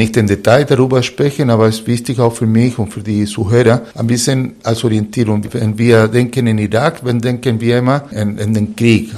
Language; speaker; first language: German; non-native, fluent; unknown